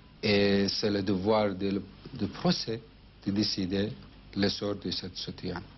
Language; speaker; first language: French; non-native, fluent; Arabic